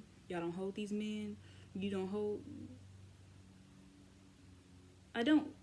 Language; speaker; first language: English; native; English